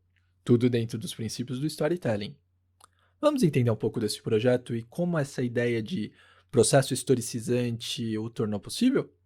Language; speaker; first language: Portuguese; native; Portuguese